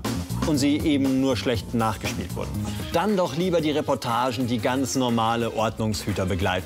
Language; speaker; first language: German; native; German